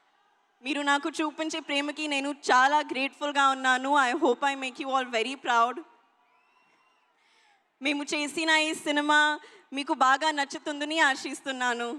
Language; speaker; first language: Telugu; non-native, learner; Hindi